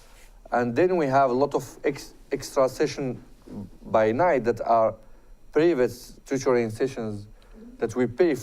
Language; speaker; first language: English; non-native, fluent; Arabic